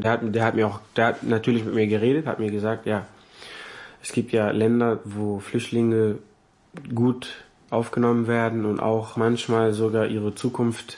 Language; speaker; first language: German; non-native, fluent; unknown